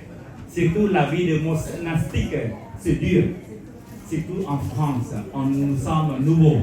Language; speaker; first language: French; non-native, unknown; Khmer